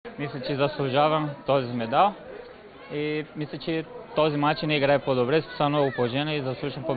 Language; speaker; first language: Bulgarian; non-native, fluent; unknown